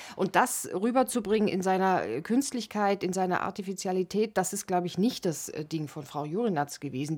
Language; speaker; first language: German; native; German